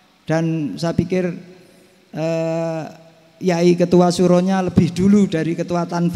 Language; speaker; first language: Indonesian; native; Indonesian